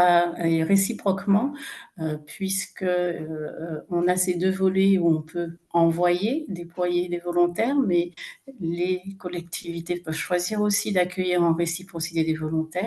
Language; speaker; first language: French; native; French